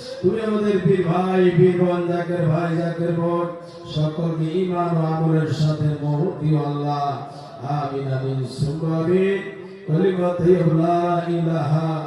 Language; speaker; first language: Bangla; native; Bangla